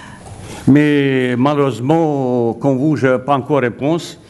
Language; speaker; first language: French; non-native, fluent; Bosnian